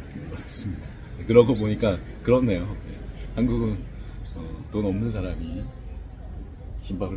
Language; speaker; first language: Korean; native; Korean